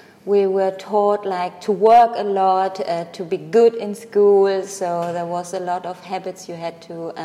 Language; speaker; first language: English; non-native, fluent; Greek